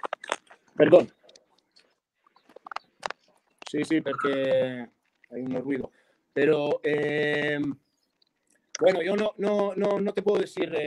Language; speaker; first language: Spanish; non-native, fluent; Hebrew